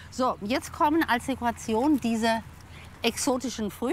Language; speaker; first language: German; native; German